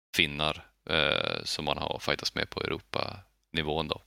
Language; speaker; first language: Swedish; native; Swedish